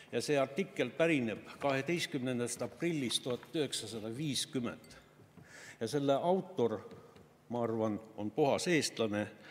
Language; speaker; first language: Estonian; non-native, local second language; Russian